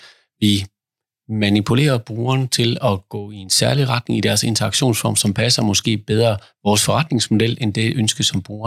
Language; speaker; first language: Danish; native; Danish